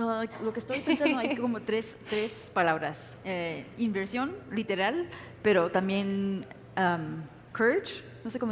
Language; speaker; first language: Spanish; early bilingual, heritage; English